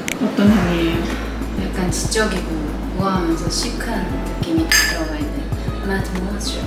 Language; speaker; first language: Korean; native; Korean